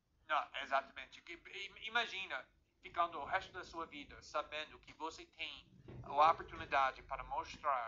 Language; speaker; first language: Portuguese; non-native, fluent; English